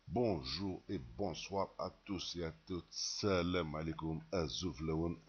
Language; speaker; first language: French; non-native, local second language; Arabic